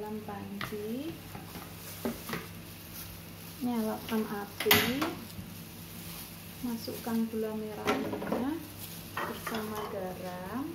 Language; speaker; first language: Indonesian; non-native, local second language; Javanese